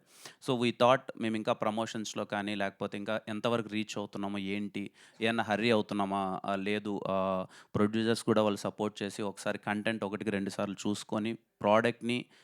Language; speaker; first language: Telugu; native; Telugu